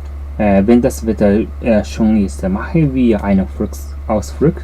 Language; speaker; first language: German; non-native, learner; Japanese